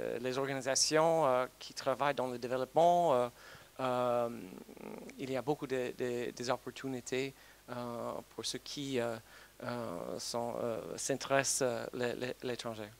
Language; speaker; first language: French; non-native, fluent; English